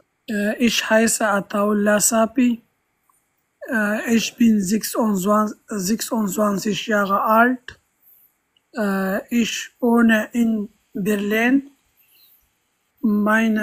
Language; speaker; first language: German; non-native, learner; Pashto